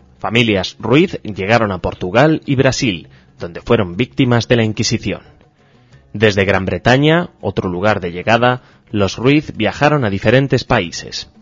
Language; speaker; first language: Spanish; native; Spanish